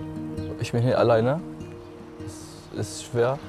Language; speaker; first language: German; non-native, learner; Arabic